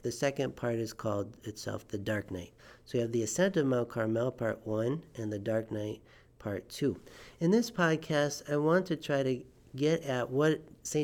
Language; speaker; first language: English; native; English